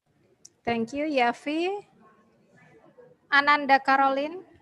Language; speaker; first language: English; non-native, learner; Indonesian